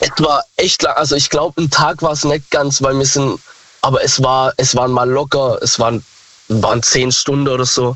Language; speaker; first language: German; native; German